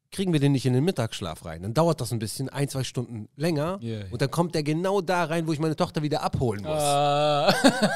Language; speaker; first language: German; early bilingual, other home language; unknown